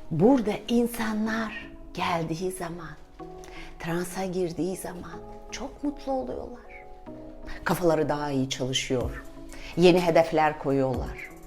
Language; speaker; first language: Turkish; non-native, fluent; Russian